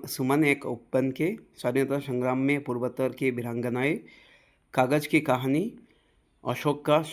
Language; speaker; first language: Hindi; non-native, local second language; Bangla